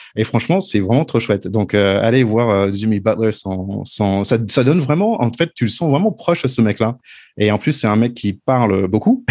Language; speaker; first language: French; non-native, fluent; English